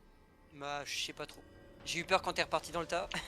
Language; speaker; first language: French; native; French